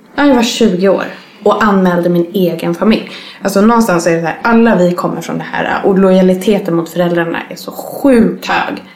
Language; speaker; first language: Swedish; native; Swedish